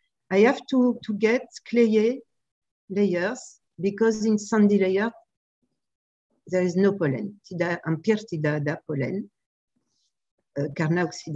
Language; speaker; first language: English; non-native, fluent; French